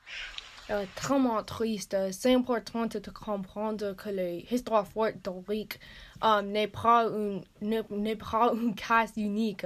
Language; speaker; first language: French; non-native, learner; English